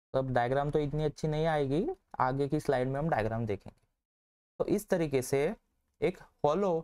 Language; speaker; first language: Hindi; non-native, local second language; Marathi